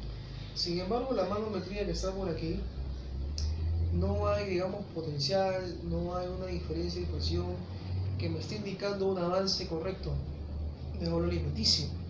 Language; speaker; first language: Spanish; native; Spanish